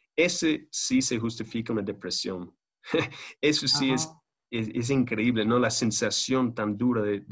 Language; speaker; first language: Spanish; non-native, fluent; English